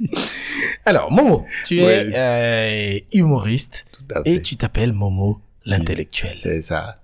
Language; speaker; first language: French; native; French